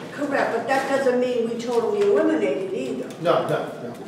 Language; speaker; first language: English; native; English